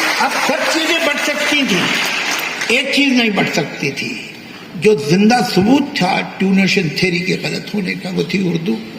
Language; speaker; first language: Urdu; native; Urdu